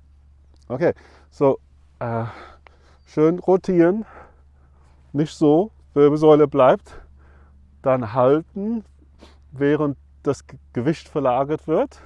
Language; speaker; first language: German; non-native, fluent; English